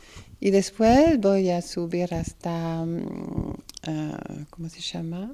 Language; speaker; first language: Spanish; non-native, fluent; French